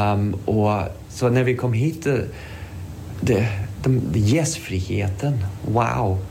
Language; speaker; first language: Swedish; non-native, fluent; English